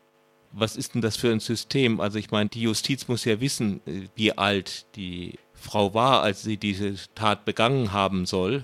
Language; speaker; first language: German; native; German